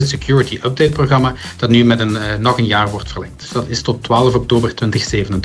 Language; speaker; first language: Dutch; native; Dutch